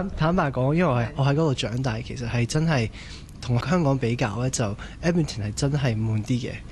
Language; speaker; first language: Cantonese; early bilingual, heritage; Cantonese